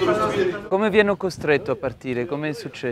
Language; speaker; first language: Italian; native; Italian